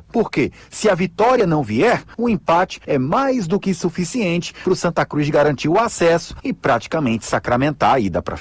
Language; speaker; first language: Portuguese; native; Portuguese